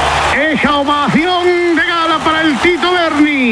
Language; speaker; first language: Spanish; native; Spanish